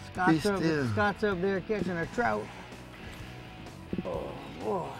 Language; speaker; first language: English; native; English